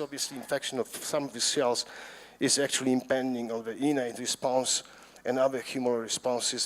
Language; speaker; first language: English; non-native, fluent; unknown